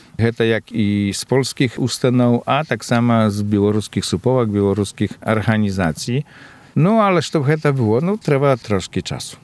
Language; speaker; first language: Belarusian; native; Belarusian